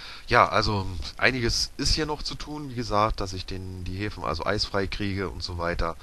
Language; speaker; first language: German; native; German